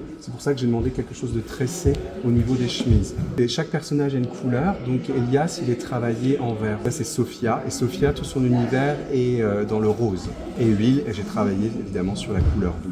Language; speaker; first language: French; native; French